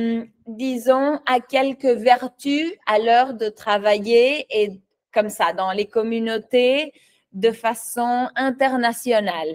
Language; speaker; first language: French; non-native, fluent; Spanish